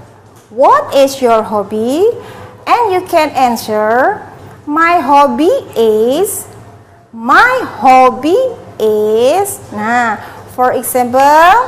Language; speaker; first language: English; non-native, learner; Indonesian